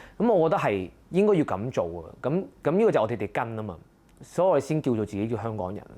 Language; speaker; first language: Cantonese; native; Cantonese